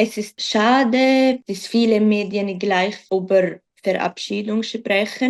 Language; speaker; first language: German; non-native, learner; Arabic